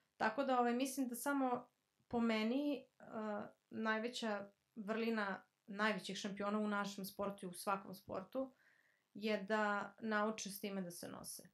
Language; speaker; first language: Croatian; early bilingual, heritage; Serbian